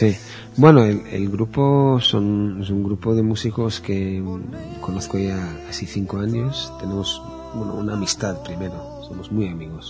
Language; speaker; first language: Spanish; non-native, fluent; Hebrew